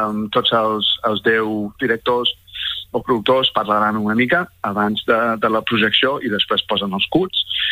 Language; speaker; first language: Catalan; non-native, fluent; English